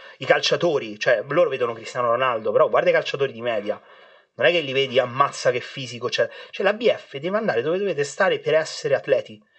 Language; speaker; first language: Italian; native; Italian